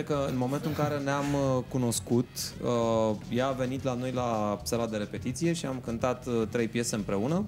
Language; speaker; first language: Romanian; native; Romanian